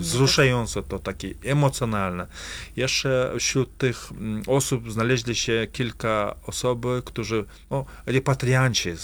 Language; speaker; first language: Polish; non-native, fluent; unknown